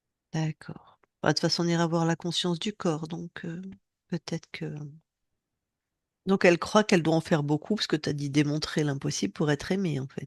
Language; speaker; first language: French; native; French